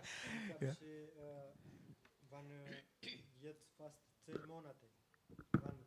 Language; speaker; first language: German; non-native, learner; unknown